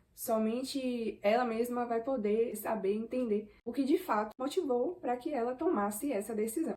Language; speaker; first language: Portuguese; native; Portuguese